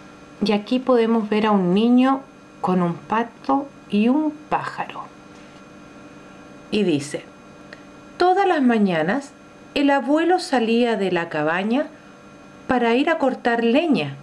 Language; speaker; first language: Spanish; native; Spanish